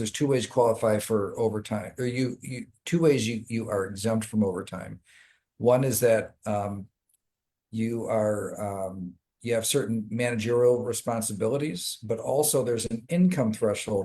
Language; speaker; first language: English; native; English